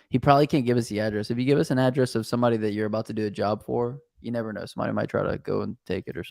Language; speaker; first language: English; native; English